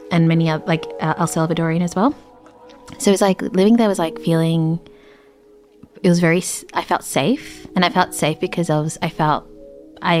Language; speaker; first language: English; native; English